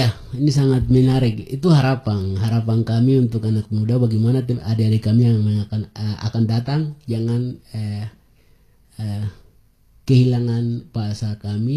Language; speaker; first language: Indonesian; non-native, local second language; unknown